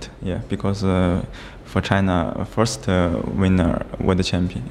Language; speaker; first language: English; non-native, learner; Chinese